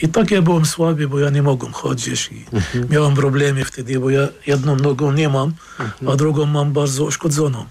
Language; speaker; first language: Polish; non-native, fluent; Arabic